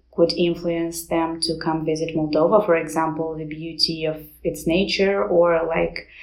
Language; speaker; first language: English; non-native, fluent; Romanian